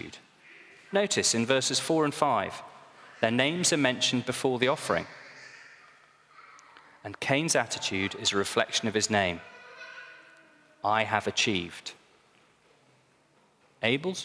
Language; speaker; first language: English; native; English